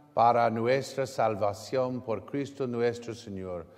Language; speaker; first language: Spanish; non-native, learner; English